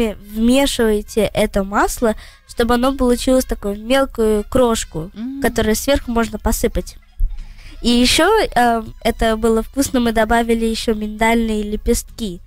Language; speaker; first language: Russian; early bilingual, heritage; Russian